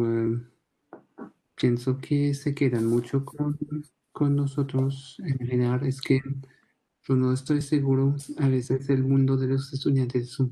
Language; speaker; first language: Spanish; non-native, fluent; French